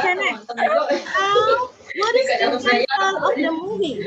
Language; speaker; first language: English; non-native, learner; Indonesian